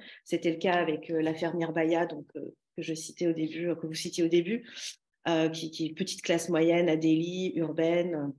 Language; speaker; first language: French; native; French